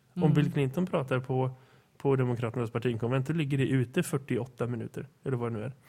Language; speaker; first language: Swedish; native; Swedish